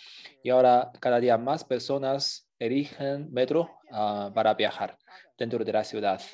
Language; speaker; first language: Spanish; non-native, fluent; Chinese